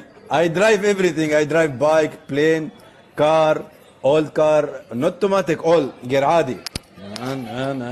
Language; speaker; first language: English; non-native, learner; Arabic